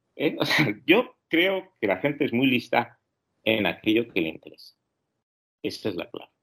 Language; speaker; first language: Spanish; native; Spanish